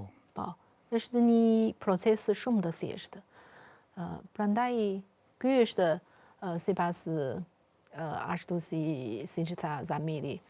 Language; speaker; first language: Albanian; non-native, fluent; Chinese